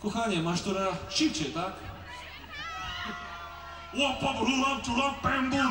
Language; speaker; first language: Polish; non-native, learner; Czech